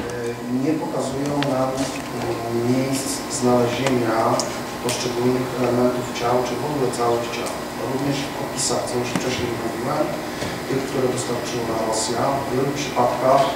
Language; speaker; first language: Polish; native; Polish